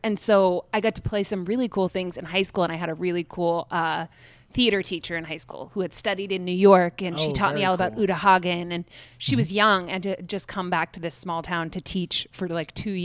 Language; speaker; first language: English; native; English